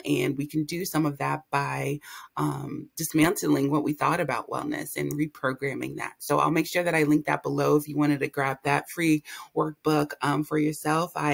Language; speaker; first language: English; native; English